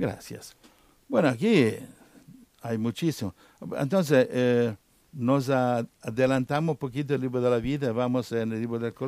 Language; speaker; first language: Spanish; non-native, learner; Italian